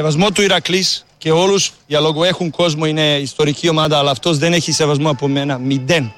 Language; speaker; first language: Greek; non-native, learner; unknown